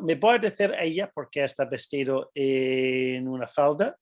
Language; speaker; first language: Spanish; non-native, fluent; English